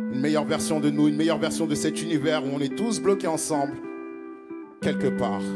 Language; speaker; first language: French; native; French